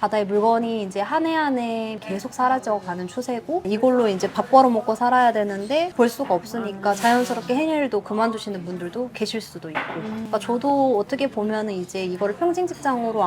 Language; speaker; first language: Korean; native; Korean